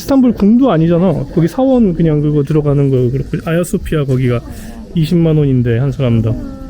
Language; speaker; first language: Korean; native; Korean